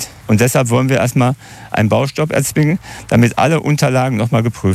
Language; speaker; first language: German; native; German